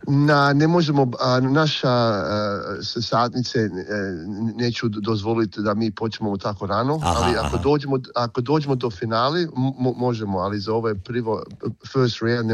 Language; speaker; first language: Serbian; early bilingual, heritage; Croatian